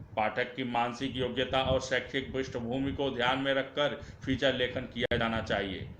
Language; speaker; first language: Hindi; non-native, local second language; Marathi